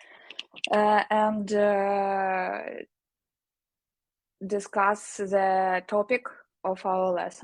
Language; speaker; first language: English; non-native, learner; Ukrainian